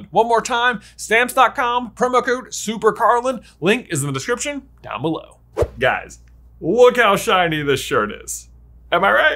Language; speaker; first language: English; native; English